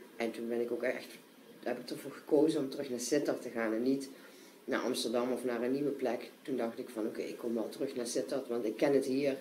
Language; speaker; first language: Dutch; native; Dutch